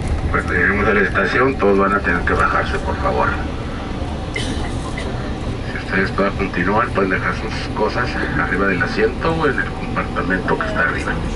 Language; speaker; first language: Spanish; native; Spanish